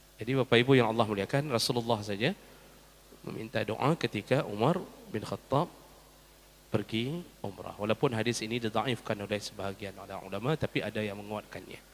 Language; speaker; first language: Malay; non-native, local second language; Achinese